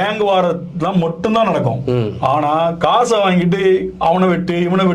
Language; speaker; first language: Tamil; native; Tamil